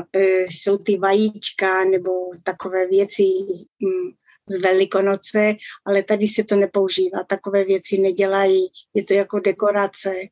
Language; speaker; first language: Czech; early bilingual, other home language; Spanish